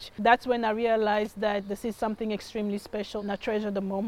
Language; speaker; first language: English; early bilingual, other home language; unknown